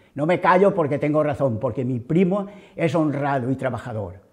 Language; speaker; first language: Spanish; non-native, local second language; Catalan